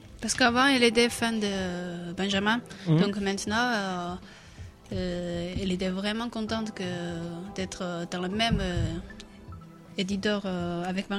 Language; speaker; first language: French; non-native, learner; Chinese